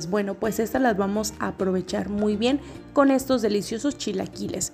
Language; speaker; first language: Spanish; native; Spanish